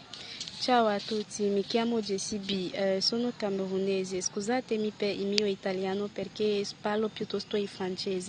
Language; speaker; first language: Italian; non-native, learner; French